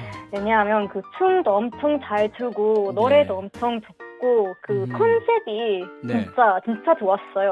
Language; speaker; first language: Korean; non-native, learner; Swedish